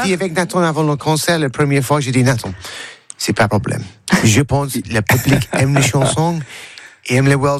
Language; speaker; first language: French; non-native, learner; English